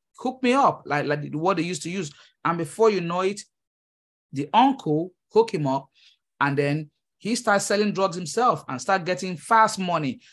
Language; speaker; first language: English; non-native, local second language; Yoruba